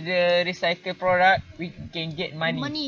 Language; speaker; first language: English; non-native, learner; Malay